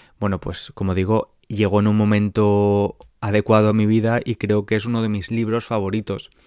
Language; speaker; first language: Spanish; native; Spanish